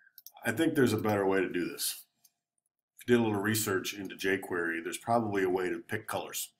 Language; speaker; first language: English; native; English